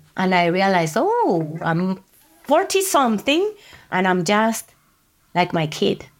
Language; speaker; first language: English; non-native, fluent; Spanish